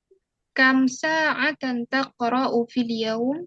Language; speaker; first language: Arabic; non-native, fluent; Indonesian